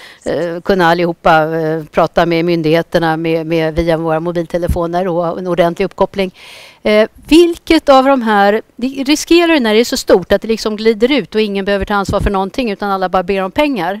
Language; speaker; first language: Swedish; native; Swedish